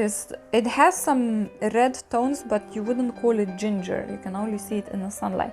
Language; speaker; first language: English; non-native, fluent; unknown